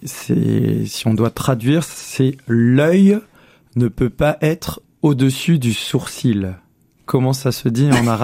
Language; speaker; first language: French; native; French